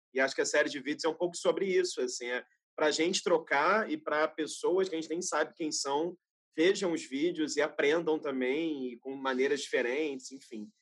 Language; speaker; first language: Portuguese; native; Portuguese